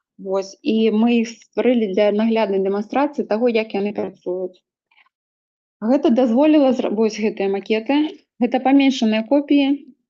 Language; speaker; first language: Belarusian; native; Belarusian